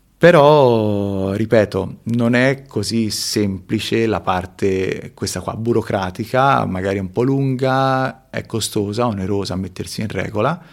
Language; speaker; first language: Italian; early bilingual, other home language; Spanish